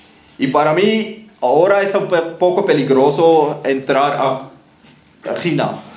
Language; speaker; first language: Spanish; non-native, learner; German